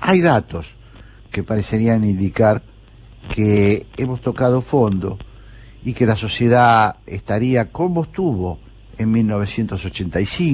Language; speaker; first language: Spanish; native; Spanish